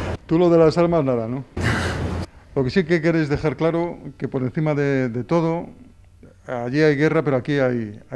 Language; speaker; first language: Spanish; native; Spanish